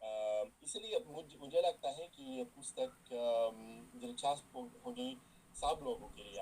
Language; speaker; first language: Hindi; non-native, fluent; Russian